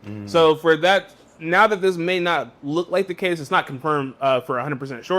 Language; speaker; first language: English; native; English